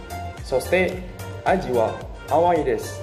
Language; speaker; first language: Japanese; non-native, learner; Indonesian